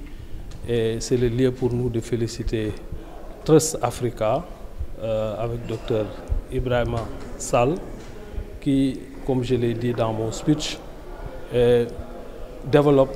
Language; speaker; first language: French; non-native, local second language; Wolof